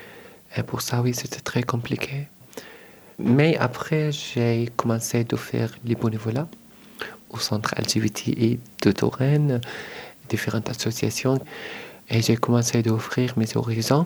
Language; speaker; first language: French; non-native, learner; Arabic